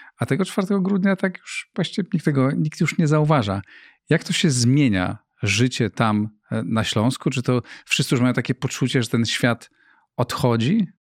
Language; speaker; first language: Polish; native; Polish